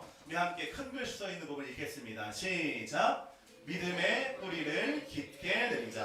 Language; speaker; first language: Korean; native; Korean